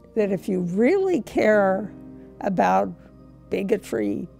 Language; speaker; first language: English; native; English